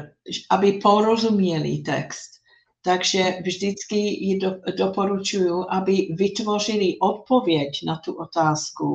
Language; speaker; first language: Czech; non-native, fluent; English